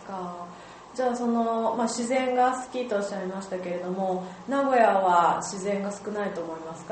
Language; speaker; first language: Japanese; native; Japanese